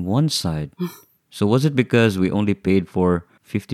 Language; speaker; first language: English; non-native, local second language; Cebuano